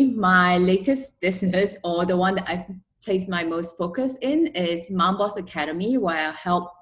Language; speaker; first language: English; non-native, local second language; Chinese